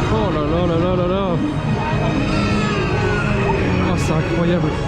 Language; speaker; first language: French; native; French